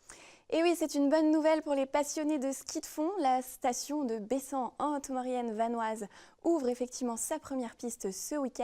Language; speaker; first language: French; native; French